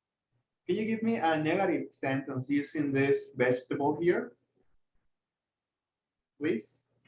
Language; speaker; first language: English; non-native, fluent; Spanish